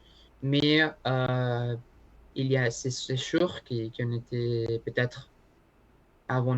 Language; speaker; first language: French; non-native, learner; Spanish